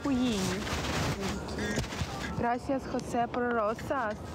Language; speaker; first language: Spanish; non-native, learner; Ukrainian